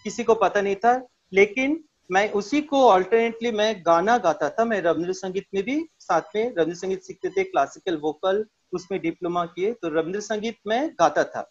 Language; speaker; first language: Hindi; non-native, local second language; Bangla